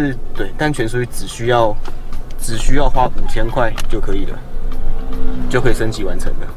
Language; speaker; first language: Chinese; native; Chinese